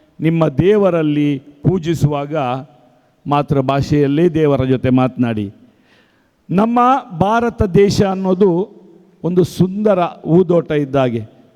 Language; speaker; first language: Kannada; non-native, local second language; Konkani